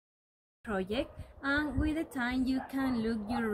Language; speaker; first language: English; non-native, learner; Spanish